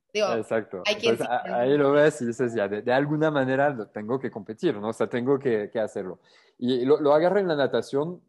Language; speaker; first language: Spanish; non-native, fluent; French